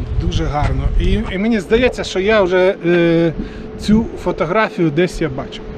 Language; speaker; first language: Ukrainian; non-native, local second language; Russian